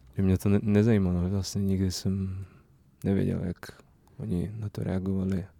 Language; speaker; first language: Czech; non-native, fluent; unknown